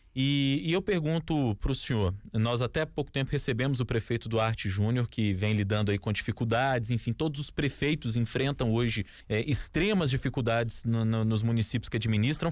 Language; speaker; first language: Portuguese; native; Portuguese